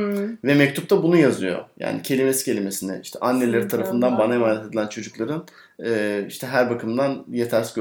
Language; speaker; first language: Turkish; native; Turkish